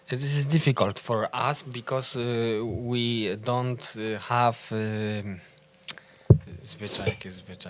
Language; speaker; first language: English; non-native, learner; Polish